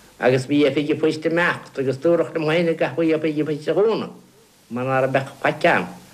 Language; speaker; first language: Irish; native; Irish